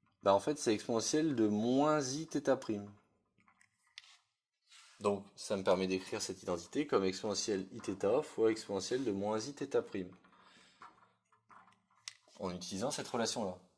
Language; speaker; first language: French; native; French